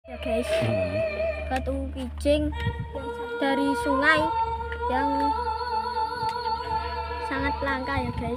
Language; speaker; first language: Indonesian; non-native, local second language; Javanese